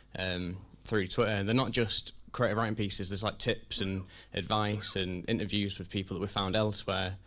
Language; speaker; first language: English; native; English